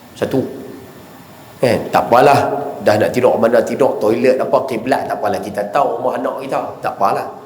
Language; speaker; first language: Malay; native; Malay